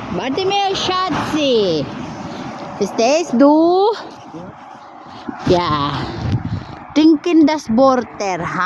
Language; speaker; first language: German; non-native, learner; Cebuano